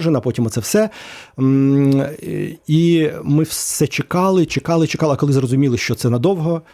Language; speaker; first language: Ukrainian; native; Ukrainian